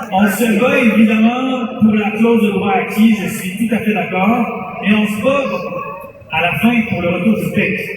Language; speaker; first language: French; native; French